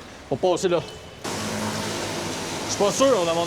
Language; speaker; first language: French; native; French